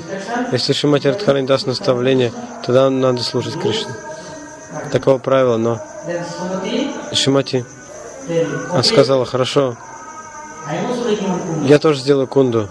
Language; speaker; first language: Russian; non-native, fluent; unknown